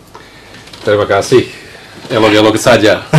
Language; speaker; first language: Indonesian; non-native, fluent; Slovak